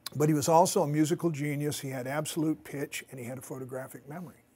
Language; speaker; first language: English; native; English